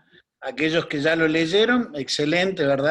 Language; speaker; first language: Spanish; native; Spanish